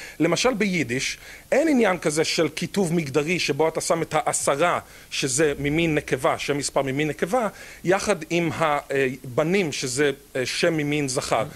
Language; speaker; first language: Hebrew; native; Hebrew